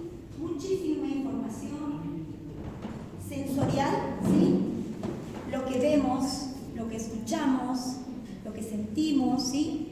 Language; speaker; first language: Spanish; native; Spanish